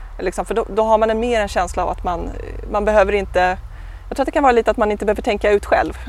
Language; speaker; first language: Swedish; native; Swedish